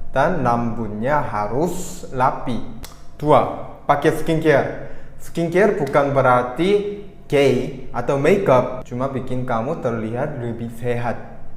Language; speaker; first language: Indonesian; early bilingual, other home language; Korean